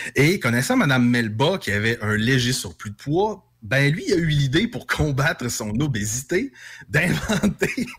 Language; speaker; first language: French; native; French